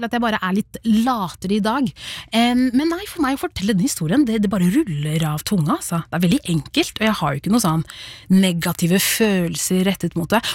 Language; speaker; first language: Norwegian; early bilingual, other home language; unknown